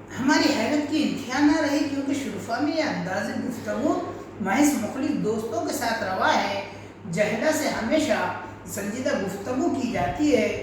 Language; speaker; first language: Urdu; native; Urdu